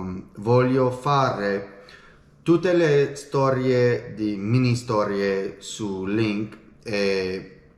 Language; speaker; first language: Italian; non-native, learner; English